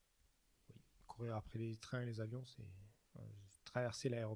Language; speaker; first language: French; native; French